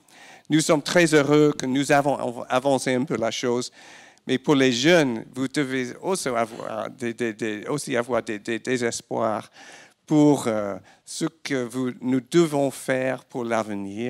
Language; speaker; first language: French; non-native, fluent; English